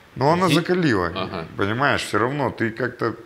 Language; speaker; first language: Russian; native; Russian